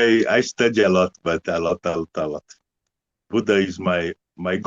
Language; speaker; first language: English; non-native, learner; Portuguese